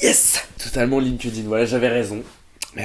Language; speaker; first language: French; native; French